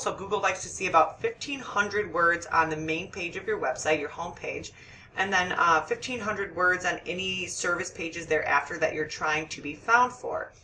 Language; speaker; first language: English; native; English